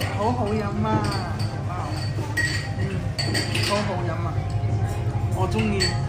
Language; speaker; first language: Cantonese; non-native, fluent; English